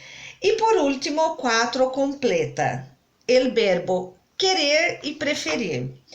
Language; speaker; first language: Spanish; non-native, fluent; Portuguese